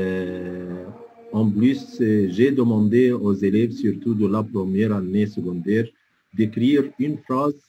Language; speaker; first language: French; non-native, fluent; Arabic